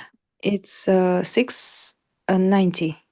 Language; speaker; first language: English; non-native, learner; Russian